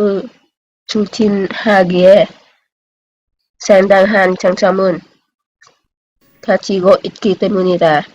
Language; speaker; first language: Korean; non-native, learner; Vietnamese